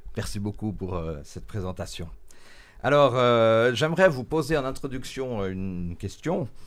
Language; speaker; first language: French; native; French